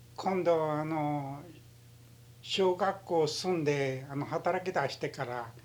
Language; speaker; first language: Japanese; early bilingual, heritage; Japanese